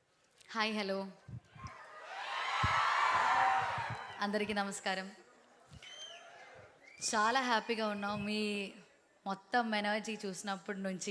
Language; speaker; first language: Telugu; non-native, learner; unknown